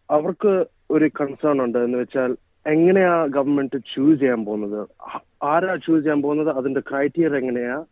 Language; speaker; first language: Malayalam; early bilingual, heritage; Malayalam